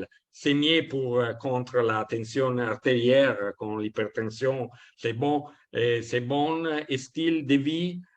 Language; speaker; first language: French; non-native, learner; Italian